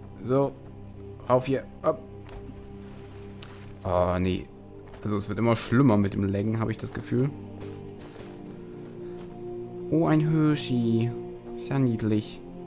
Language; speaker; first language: German; native; German